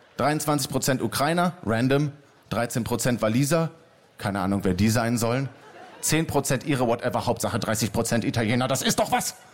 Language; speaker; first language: German; native; German